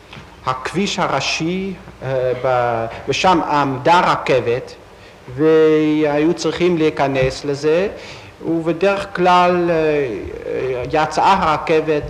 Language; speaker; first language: Hebrew; non-native, fluent; Dutch